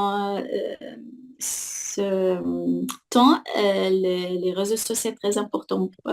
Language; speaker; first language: French; non-native, learner; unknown